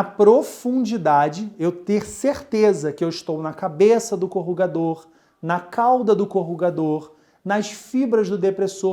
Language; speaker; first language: Portuguese; native; Portuguese